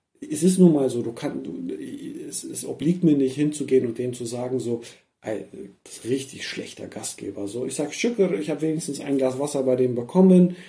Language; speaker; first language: German; early bilingual, other home language; Persian